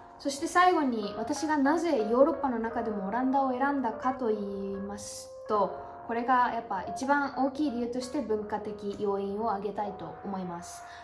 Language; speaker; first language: Japanese; native; Japanese